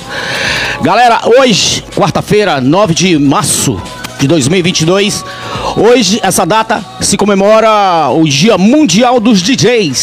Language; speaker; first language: Portuguese; native; Portuguese